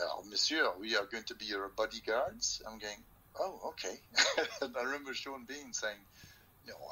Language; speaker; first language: English; native; English